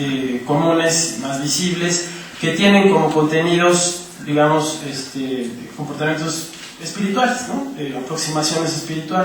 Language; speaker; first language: Spanish; native; Spanish